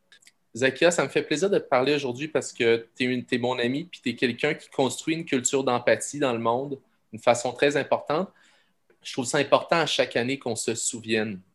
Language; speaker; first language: French; native; French